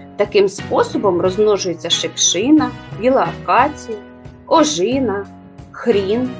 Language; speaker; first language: Ukrainian; native; Ukrainian